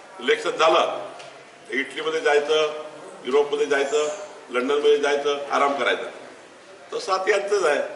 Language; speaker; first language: Marathi; native; Marathi